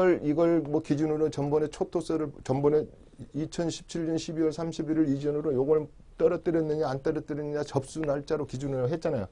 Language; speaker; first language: Korean; native; Korean